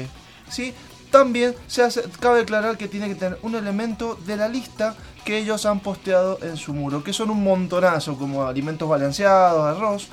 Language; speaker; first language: Spanish; native; Spanish